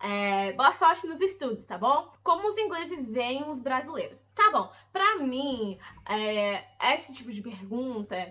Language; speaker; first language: Portuguese; early bilingual, heritage; English